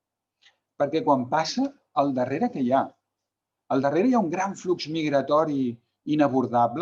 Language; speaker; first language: Catalan; native; Catalan